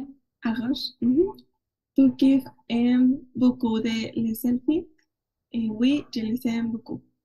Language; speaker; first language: French; non-native, learner; Spanish